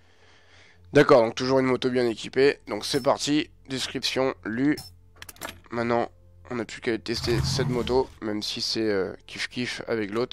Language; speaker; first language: French; native; French